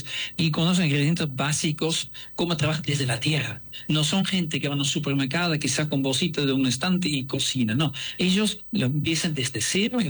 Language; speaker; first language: Spanish; non-native, fluent; Dutch